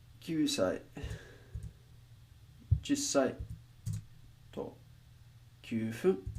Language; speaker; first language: Japanese; non-native, learner; Spanish